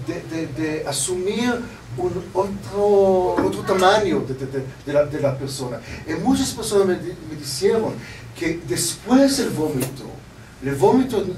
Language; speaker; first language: Spanish; non-native, learner; Hebrew